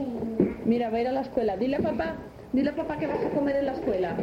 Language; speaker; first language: Spanish; native; Spanish